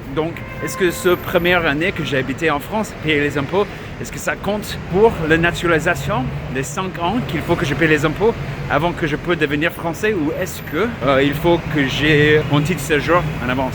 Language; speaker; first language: French; non-native, fluent; English